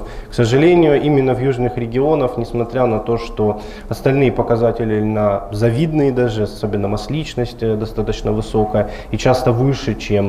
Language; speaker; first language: Russian; native; Russian